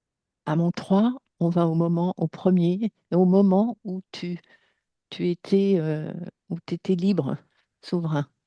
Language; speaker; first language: French; native; French